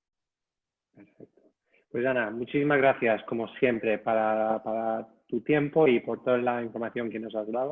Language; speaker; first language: Spanish; non-native, fluent; English